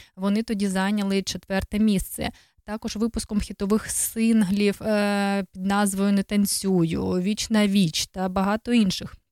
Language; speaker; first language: Ukrainian; native; Ukrainian